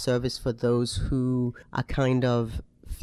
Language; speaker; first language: English; non-native, local second language; Yoruba